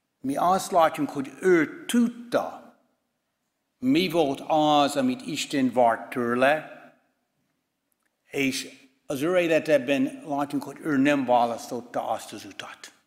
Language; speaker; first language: Hungarian; non-native, fluent; English